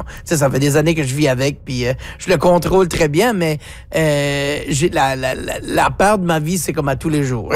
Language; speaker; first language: French; native; French